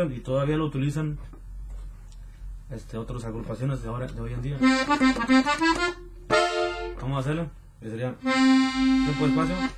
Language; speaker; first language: Spanish; native; Spanish